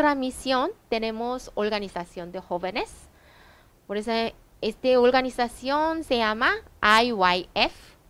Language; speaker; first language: Spanish; non-native, learner; Korean